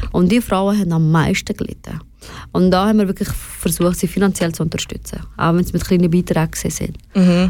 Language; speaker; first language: German; early bilingual, other home language; Persian